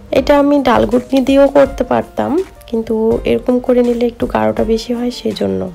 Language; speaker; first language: Bangla; native; Bangla